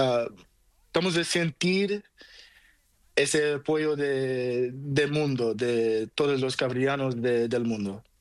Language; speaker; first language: Spanish; non-native, learner; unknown